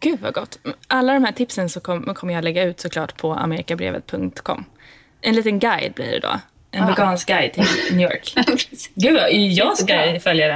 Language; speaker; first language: Swedish; native; Swedish